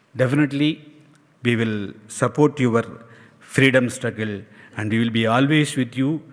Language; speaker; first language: English; non-native, local second language; Tamil